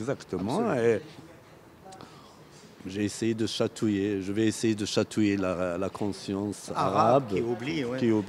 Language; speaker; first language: French; non-native, local second language; Arabic